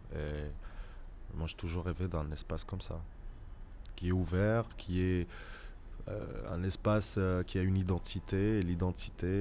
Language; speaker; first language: French; non-native, local second language; Arabic